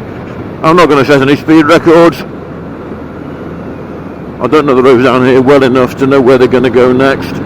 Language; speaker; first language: English; native; English